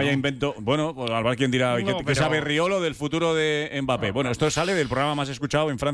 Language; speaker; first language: Spanish; native; Spanish